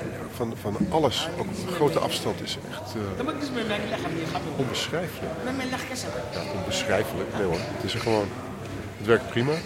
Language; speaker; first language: Dutch; native; Dutch